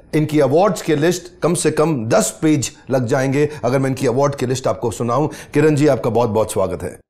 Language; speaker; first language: Hindi; native; Hindi